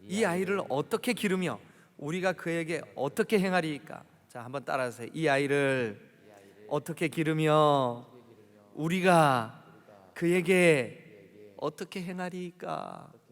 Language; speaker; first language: Korean; native; Korean